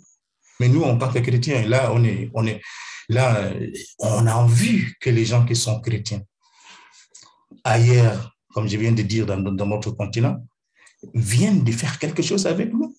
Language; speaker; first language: French; non-native, fluent; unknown